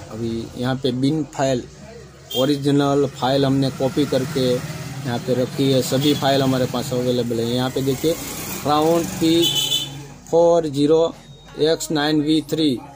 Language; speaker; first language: Hindi; non-native, local second language; Gujarati